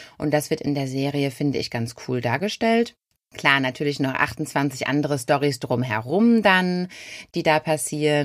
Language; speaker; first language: German; native; German